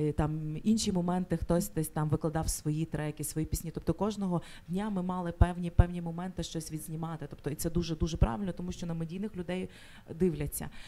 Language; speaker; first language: Ukrainian; native; Ukrainian